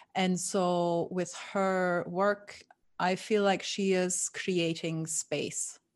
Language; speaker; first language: English; non-native, fluent; German